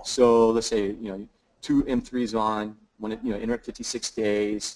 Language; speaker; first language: English; native; English